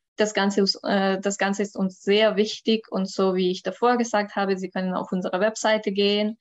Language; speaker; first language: German; non-native, learner; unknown